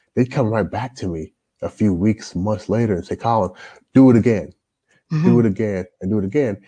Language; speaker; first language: English; native; English